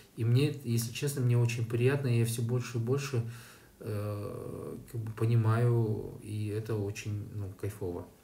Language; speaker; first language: Russian; native; Russian